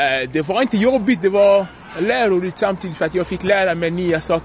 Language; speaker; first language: Swedish; non-native, fluent; French